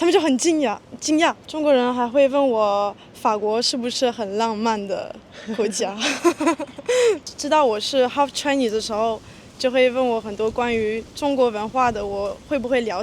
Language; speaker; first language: Chinese; early bilingual, heritage; French